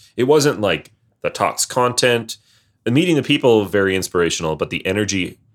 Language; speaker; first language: English; native; English